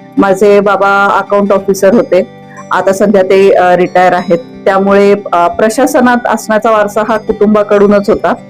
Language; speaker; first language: Marathi; native; Marathi